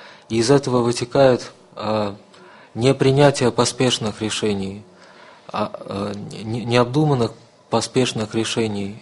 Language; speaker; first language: Russian; native; Russian